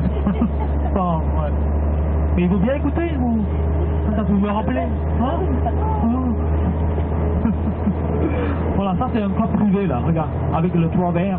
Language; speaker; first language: French; non-native, fluent; Cantonese